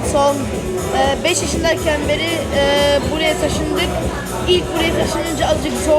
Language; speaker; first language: Turkish; early bilingual, heritage; Turkish